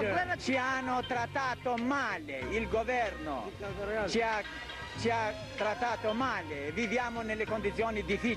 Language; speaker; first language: Italian; non-native, learner; Albanian